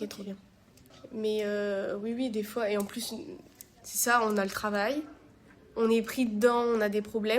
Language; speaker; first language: French; native; French